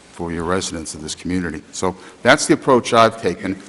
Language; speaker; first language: English; native; English